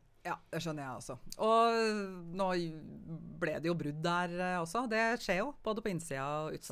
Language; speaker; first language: Norwegian; native; Norwegian